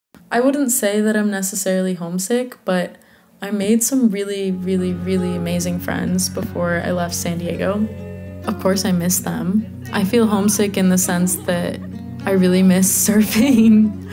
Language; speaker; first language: English; native; English